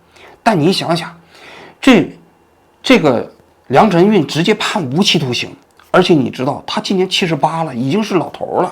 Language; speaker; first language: Chinese; native; Chinese